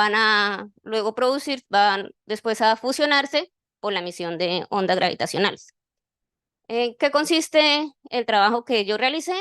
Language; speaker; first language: Spanish; native; Spanish